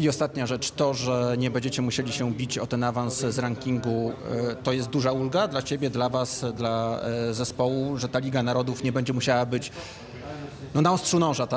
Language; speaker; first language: Polish; native; Polish